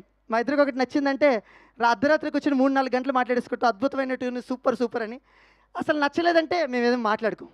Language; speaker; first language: Telugu; native; Telugu